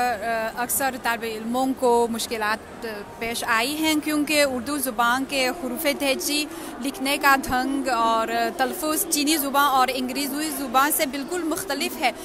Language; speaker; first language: Hindi; non-native, fluent; Chinese